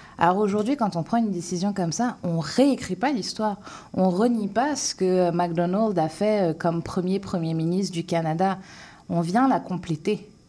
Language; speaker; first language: French; native; French